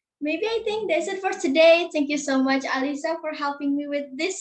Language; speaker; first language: English; non-native, learner; Indonesian